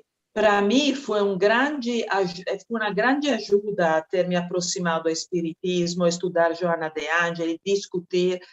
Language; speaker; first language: Portuguese; non-native, fluent; Italian